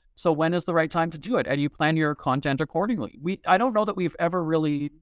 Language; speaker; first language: English; native; English